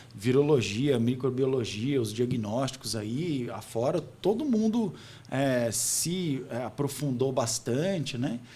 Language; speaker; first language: Portuguese; native; Portuguese